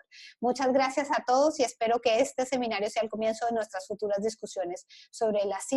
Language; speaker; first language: Spanish; native; Spanish